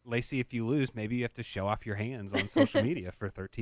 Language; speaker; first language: English; native; English